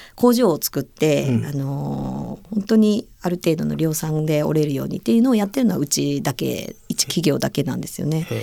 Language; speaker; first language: Japanese; native; Japanese